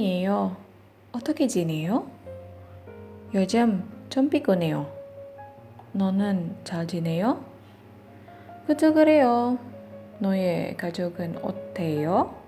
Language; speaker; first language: Korean; non-native, learner; Indonesian